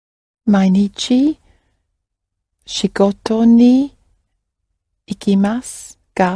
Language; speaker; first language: Japanese; non-native, learner; English